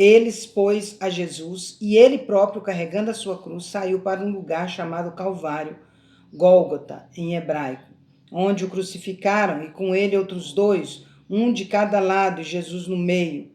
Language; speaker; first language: Portuguese; native; Portuguese